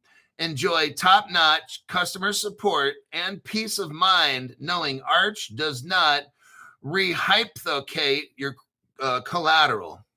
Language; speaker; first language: English; native; English